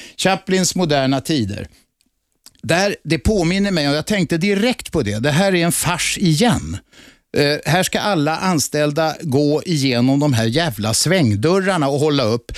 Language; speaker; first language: Swedish; native; Swedish